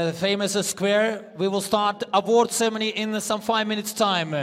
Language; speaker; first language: English; non-native, fluent; Latvian